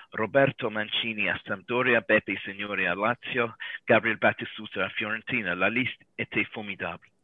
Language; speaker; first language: French; non-native, learner; English